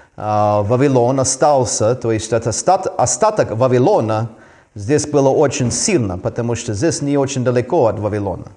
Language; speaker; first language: Russian; non-native, fluent; English